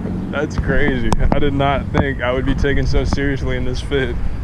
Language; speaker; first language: English; native; English